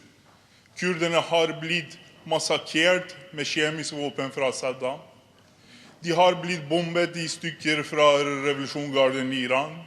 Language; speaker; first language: Norwegian; non-native, fluent; Persian